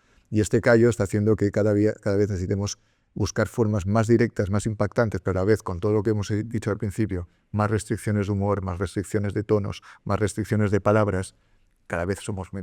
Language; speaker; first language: Spanish; native; Spanish